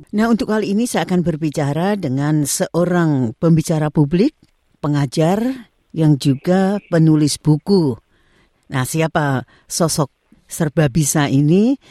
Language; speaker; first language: Indonesian; native; Indonesian